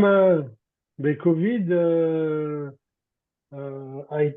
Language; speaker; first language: Hebrew; non-native, learner; French